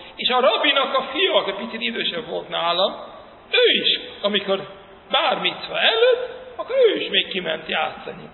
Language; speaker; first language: Hungarian; early bilingual, heritage; Hungarian